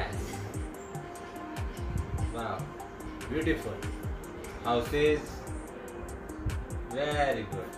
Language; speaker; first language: English; non-native, learner; Urdu